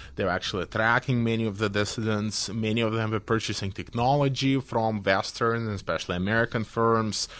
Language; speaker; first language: English; non-native, fluent; Belarusian